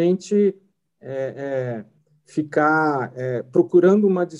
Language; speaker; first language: Portuguese; native; Portuguese